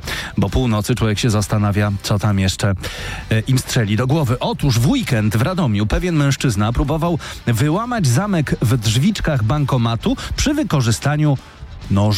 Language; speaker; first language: Polish; native; Polish